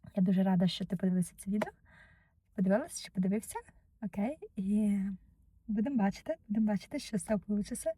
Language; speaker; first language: Ukrainian; non-native, learner; Russian